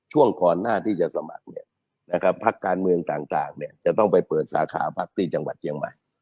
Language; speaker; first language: Thai; native; Thai